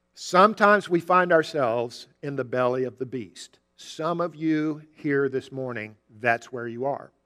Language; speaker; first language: English; native; English